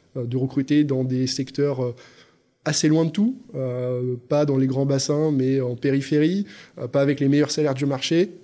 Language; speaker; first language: French; native; French